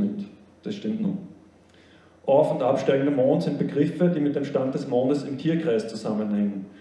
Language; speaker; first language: German; native; German